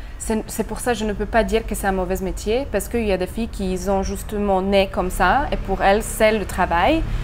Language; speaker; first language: French; non-native, fluent; Slovak